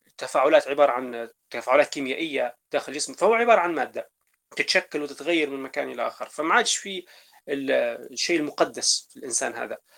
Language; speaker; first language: Arabic; native; Arabic